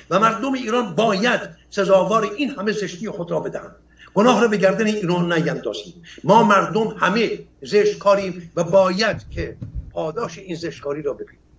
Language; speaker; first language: Persian; non-native, local second language; Assyrian Neo-Aramaic